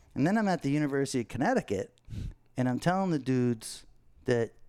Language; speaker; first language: English; native; English